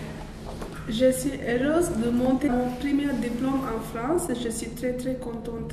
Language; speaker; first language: French; non-native, learner; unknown